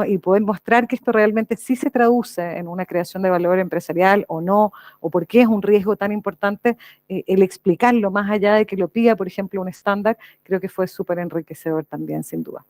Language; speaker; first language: Spanish; native; Spanish